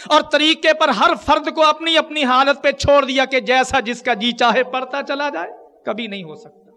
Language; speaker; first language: Urdu; non-native, local second language; Punjabi